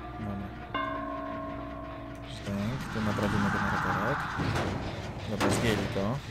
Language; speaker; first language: Polish; native; Polish